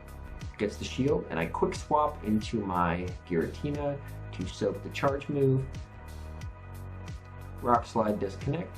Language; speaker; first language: English; native; English